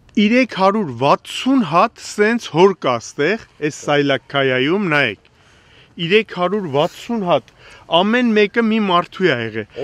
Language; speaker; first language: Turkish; early bilingual, heritage; Turkish